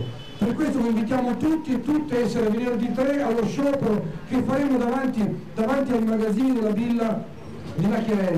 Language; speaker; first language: Italian; native; Italian